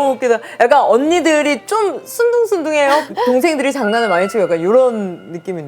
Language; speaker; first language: Korean; native; Korean